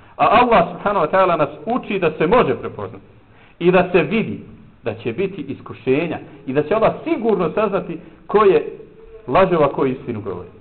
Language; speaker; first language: Bosnian; native; Bosnian